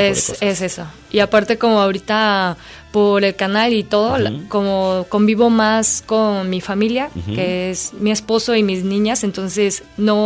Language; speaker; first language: Spanish; non-native, fluent; Korean